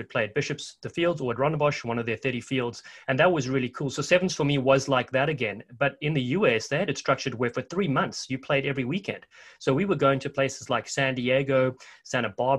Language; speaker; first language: English; native; English